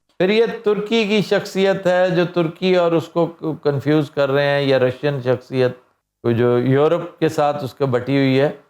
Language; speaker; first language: Urdu; non-native, local second language; Punjabi